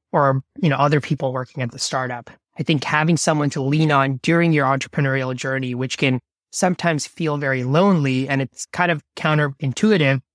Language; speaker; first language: English; non-native, local second language; Bangla